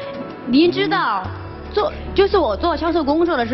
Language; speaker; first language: Chinese; native; Chinese